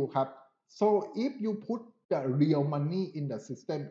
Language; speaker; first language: English; non-native, fluent; Thai